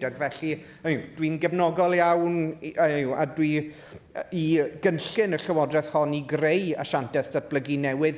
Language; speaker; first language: Welsh; native; Welsh